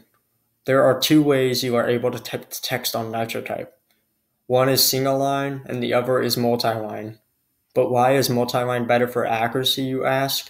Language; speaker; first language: English; native; English